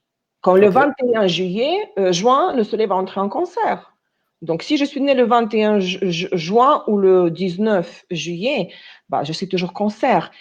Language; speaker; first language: French; non-native, fluent; Russian